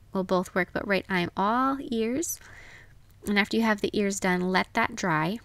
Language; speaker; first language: English; native; English